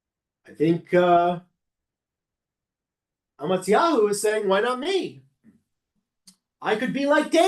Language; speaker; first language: English; native; English